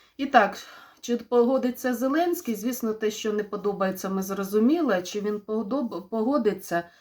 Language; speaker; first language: Ukrainian; non-native, local second language; Russian